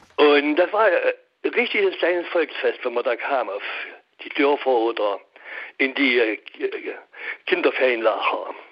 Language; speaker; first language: German; native; German